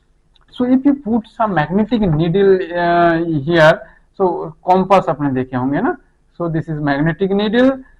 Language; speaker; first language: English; non-native, local second language; Hindi